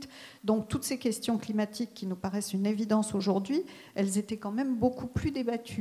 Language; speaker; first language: French; native; French